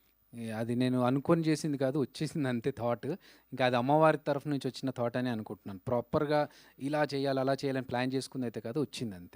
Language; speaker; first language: Telugu; native; Telugu